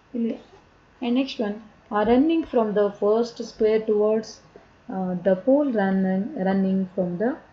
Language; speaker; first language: English; non-native, local second language; Kannada